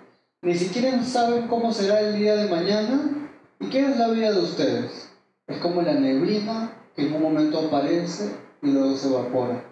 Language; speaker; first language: Spanish; native; Spanish